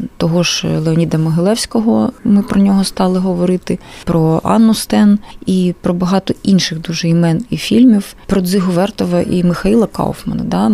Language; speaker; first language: Ukrainian; non-native, local second language; Russian